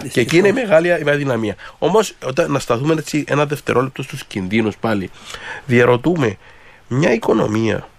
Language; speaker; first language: Greek; native; Greek